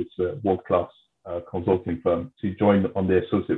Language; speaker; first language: English; native; English